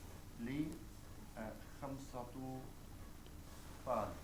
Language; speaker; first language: Arabic; non-native, learner; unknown